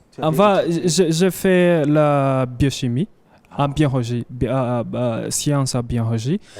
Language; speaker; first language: French; non-native, learner; Kinyarwanda